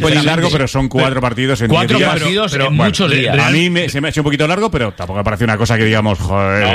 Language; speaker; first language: Spanish; native; Spanish